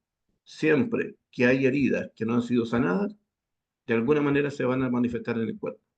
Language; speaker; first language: Spanish; native; Spanish